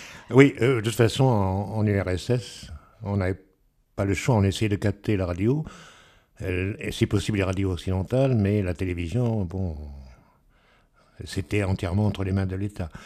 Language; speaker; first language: French; native; French